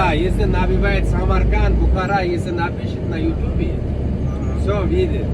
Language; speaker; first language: Russian; non-native, local second language; Uzbek